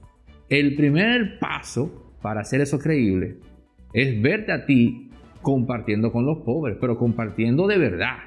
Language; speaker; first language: Spanish; native; Spanish